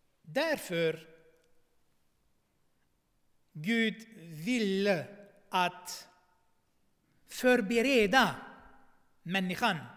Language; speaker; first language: Swedish; non-native, fluent; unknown